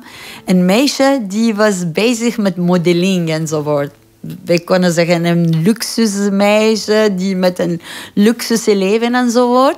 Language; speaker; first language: Dutch; non-native, fluent; Persian